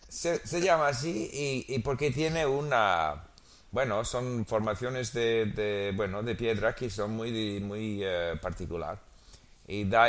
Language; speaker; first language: Spanish; non-native, learner; English